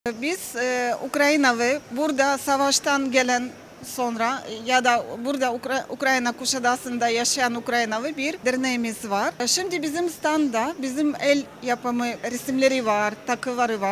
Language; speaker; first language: Turkish; non-native, learner; Ukrainian